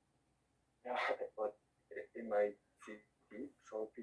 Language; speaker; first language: English; non-native, learner; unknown